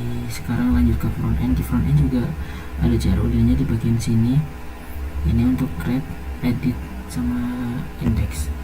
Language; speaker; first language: Indonesian; native; Indonesian